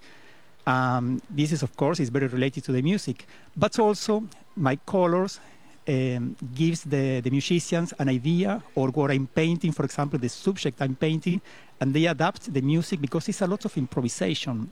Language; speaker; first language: English; non-native, fluent; Spanish